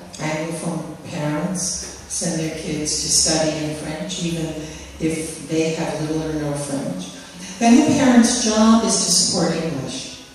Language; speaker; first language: English; native; English